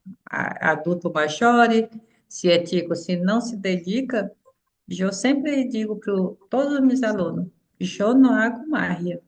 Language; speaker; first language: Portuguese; non-native, fluent; Spanish